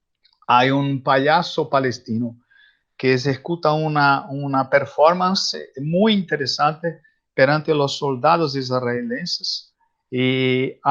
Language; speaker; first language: Spanish; non-native, learner; Portuguese